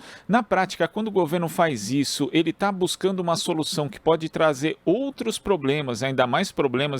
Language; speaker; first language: Portuguese; native; Portuguese